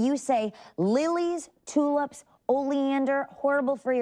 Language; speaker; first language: English; native; English